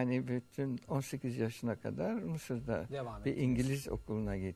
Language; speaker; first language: Turkish; early bilingual, heritage; Turkish